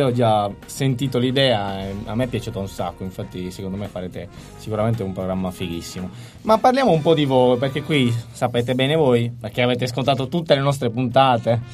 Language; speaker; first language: Italian; native; Italian